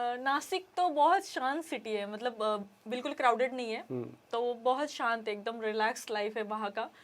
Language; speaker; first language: Hindi; non-native, local second language; Marathi